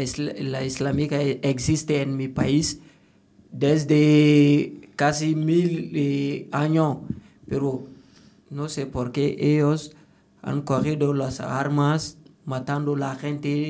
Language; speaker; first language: Spanish; non-native, learner; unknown